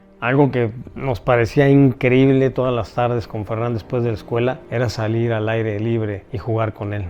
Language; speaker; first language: Spanish; native; Spanish